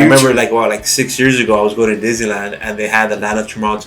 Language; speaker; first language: English; native; English